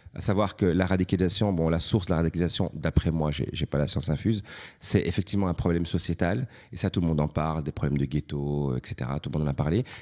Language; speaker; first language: French; native; French